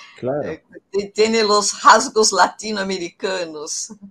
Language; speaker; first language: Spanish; non-native, fluent; Portuguese